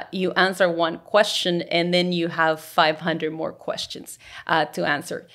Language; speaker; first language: English; native; English